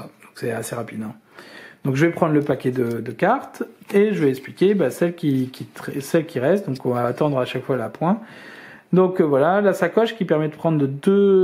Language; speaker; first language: French; native; French